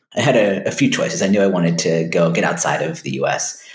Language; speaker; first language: English; native; English